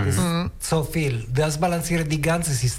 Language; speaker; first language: German; non-native, learner; Italian